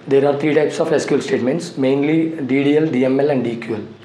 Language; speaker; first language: English; non-native, local second language; Telugu